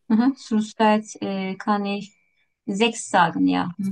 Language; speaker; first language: German; non-native, learner; Turkish